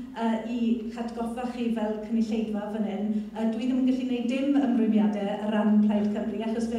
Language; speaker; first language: Welsh; native; Welsh